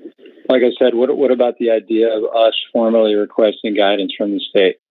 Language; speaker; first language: English; native; English